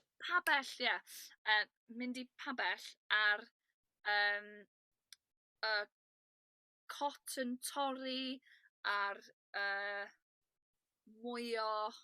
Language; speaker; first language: Welsh; non-native, learner; English